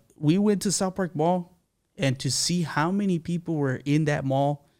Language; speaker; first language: English; early bilingual, other home language; Spanish